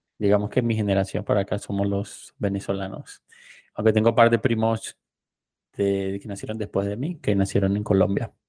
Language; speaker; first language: Spanish; native; Spanish